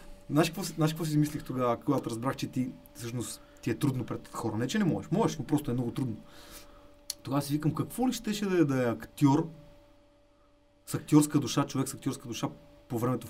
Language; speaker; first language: Bulgarian; native; Bulgarian